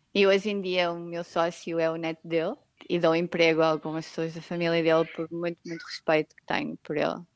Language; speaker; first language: Portuguese; native; Portuguese